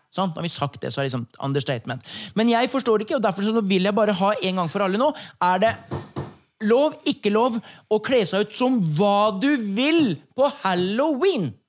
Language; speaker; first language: Norwegian; native; Norwegian